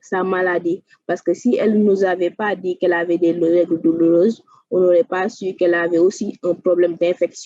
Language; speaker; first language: French; non-native, local second language; Wolof